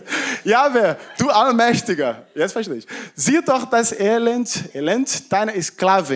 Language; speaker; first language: German; non-native, fluent; Portuguese